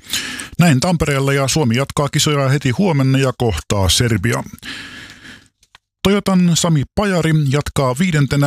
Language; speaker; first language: Finnish; native; Finnish